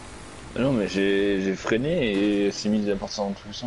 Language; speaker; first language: French; native; French